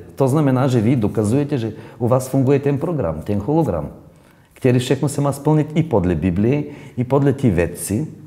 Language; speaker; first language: Czech; non-native, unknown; Bulgarian